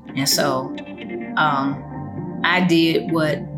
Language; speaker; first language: English; native; English